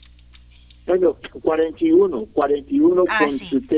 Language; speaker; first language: Spanish; non-native, learner; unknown